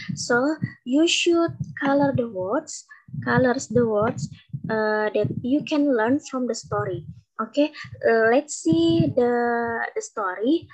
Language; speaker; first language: English; non-native, learner; Indonesian